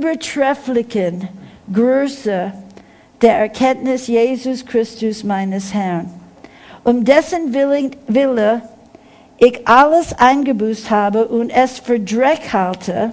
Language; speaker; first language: German; non-native, fluent; English